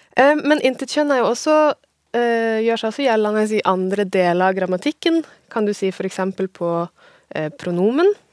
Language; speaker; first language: Norwegian; native; Norwegian